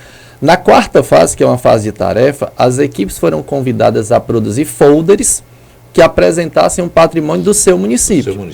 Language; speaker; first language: Portuguese; native; Portuguese